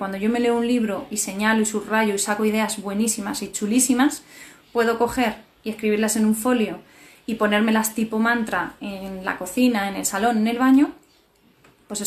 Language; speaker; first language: Spanish; native; Spanish